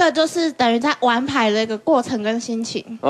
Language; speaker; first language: Chinese; native; Chinese